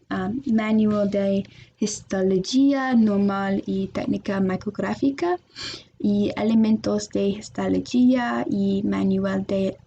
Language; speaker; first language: Spanish; non-native, learner; English